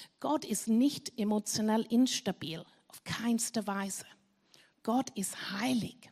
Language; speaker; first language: German; non-native, fluent; English